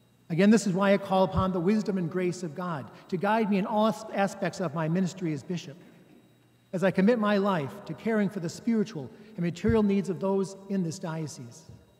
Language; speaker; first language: English; native; English